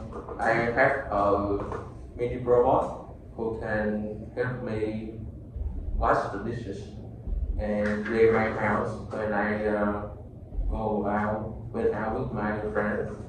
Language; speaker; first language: English; non-native, learner; Vietnamese